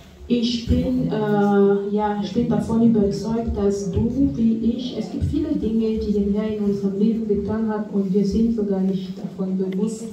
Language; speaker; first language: German; non-native, fluent; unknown